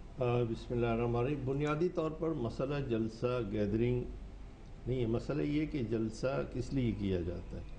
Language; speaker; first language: Urdu; non-native, local second language; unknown